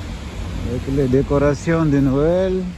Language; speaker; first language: French; non-native, fluent; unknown